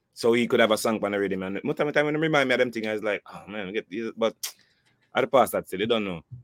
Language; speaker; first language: English; native; English